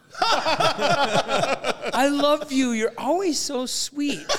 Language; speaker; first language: English; native; English